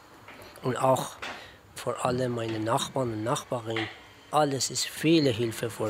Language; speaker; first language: German; non-native, learner; Persian